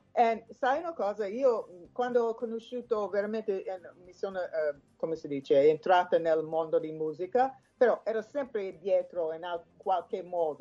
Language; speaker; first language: Italian; non-native, fluent; English